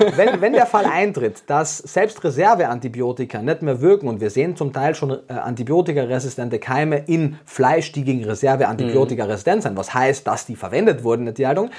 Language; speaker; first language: German; native; German